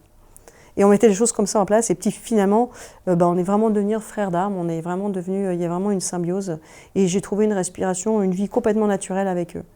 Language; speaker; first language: French; native; French